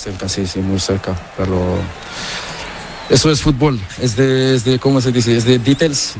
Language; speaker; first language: Spanish; non-native, learner; Portuguese